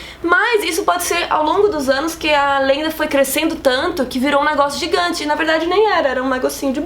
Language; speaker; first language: Portuguese; native; Portuguese